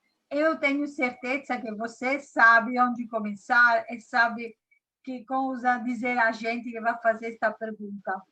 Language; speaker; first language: Portuguese; non-native, learner; Italian